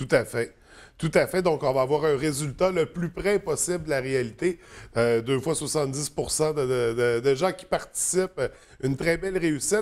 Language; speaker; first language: French; native; French